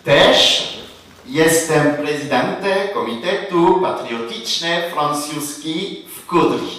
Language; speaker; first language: Polish; early bilingual, heritage; Polish